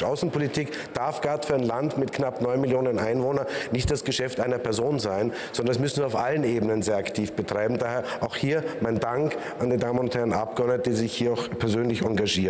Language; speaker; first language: German; native; German